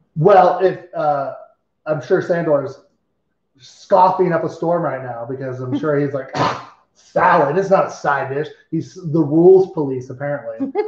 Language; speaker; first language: English; native; English